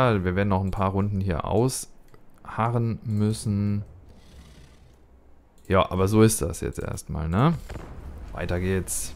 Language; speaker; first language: German; native; German